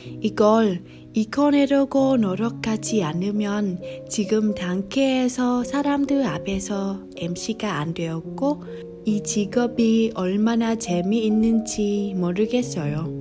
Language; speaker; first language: Korean; non-native, learner; Vietnamese